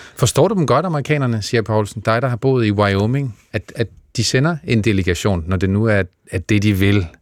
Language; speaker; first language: Danish; native; Danish